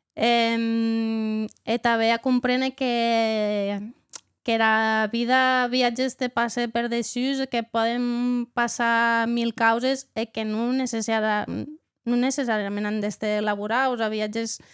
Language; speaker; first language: Catalan; native; Catalan